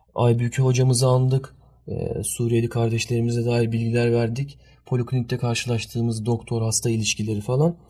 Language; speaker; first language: Turkish; early bilingual, heritage; Turkish